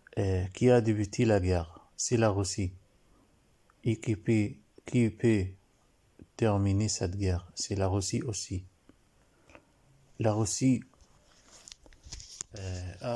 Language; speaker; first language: French; non-native, learner; Arabic